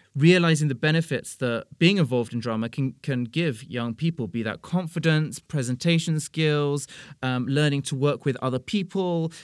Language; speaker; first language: English; native; English